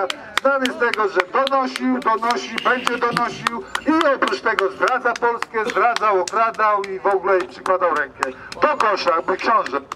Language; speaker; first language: Polish; native; Polish